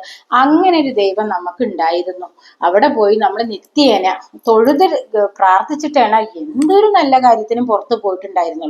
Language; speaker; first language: Malayalam; native; Malayalam